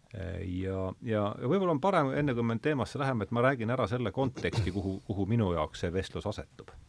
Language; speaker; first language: Estonian; native; Estonian